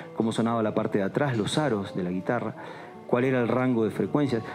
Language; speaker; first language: Spanish; native; Spanish